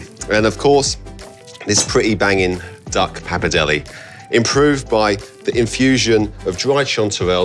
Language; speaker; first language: English; native; English